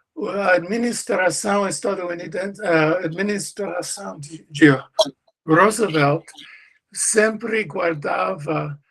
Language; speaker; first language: Portuguese; non-native, learner; English